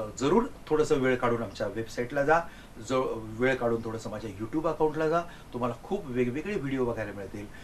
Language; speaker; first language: Marathi; non-native, local second language; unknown